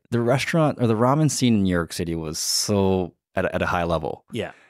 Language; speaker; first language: English; native; English